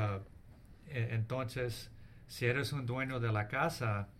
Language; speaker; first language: Spanish; early bilingual, heritage; English